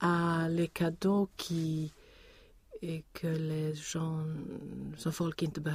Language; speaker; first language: French; non-native, learner; Swedish